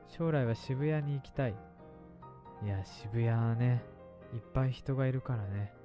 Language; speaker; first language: Japanese; native; Japanese